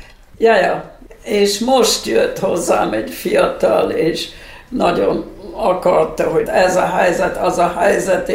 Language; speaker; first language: Hungarian; early bilingual, heritage; Hungarian